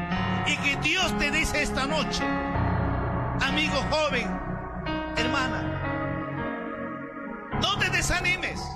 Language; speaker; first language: Spanish; native; Spanish